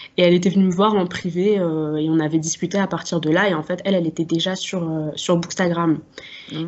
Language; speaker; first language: French; native; French